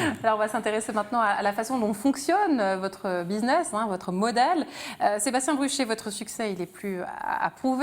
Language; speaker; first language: French; native; French